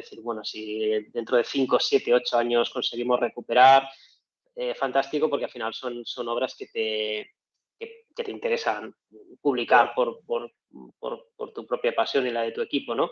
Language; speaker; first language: Spanish; native; Spanish